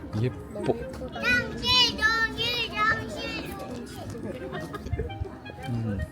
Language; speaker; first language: Korean; non-native, learner; Japanese